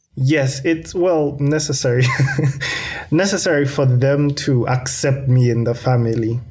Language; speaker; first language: English; non-native, local second language; Ganda